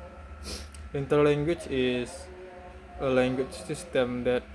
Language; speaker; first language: English; non-native, learner; Indonesian